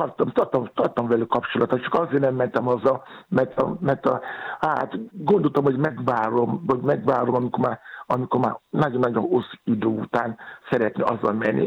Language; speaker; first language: Hungarian; non-native, fluent; Yoruba